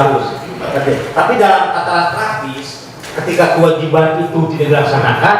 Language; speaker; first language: Indonesian; native; Indonesian